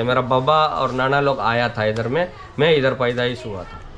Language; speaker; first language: Hindi; non-native, local second language; Tamil